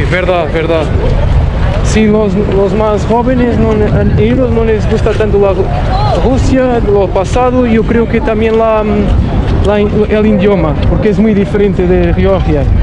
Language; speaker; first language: Spanish; non-native, learner; Portuguese